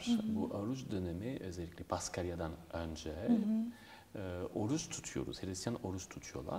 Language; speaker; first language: Turkish; non-native, fluent; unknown